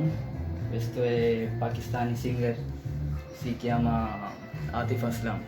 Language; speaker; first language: Italian; non-native, learner; Urdu